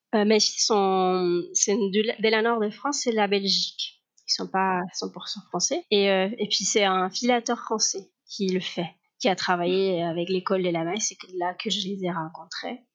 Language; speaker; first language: French; non-native, fluent; Spanish